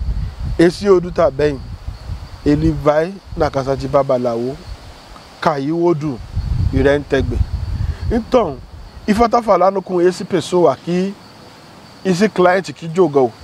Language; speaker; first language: Portuguese; non-native, learner; Yoruba